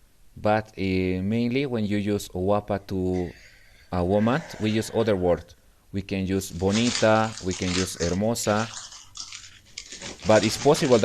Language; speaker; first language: English; non-native, learner; Spanish